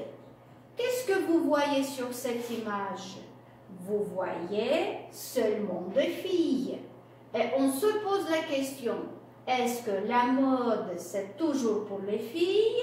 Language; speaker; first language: French; non-native, fluent; Russian